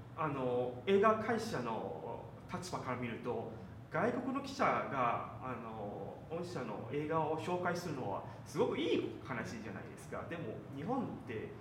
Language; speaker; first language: Japanese; non-native, fluent; Chinese